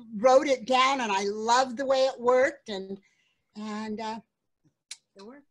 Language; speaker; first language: English; native; English